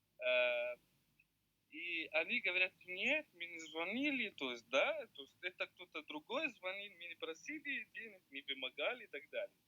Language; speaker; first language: Russian; non-native, learner; Arabic